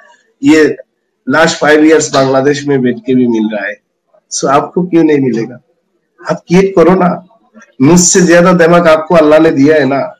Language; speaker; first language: Hindi; non-native, fluent; Bangla